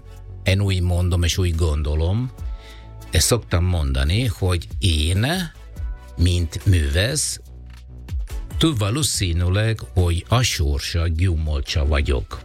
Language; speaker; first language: Hungarian; non-native, fluent; Italian